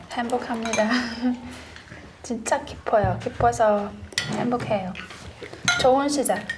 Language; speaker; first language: Korean; non-native, learner; Hungarian